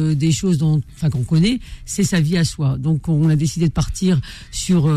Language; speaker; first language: French; native; French